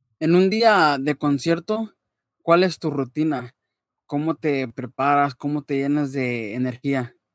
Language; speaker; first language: Spanish; native; Spanish